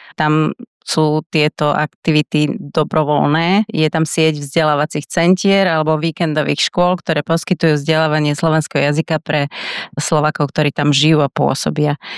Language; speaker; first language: Slovak; native; Slovak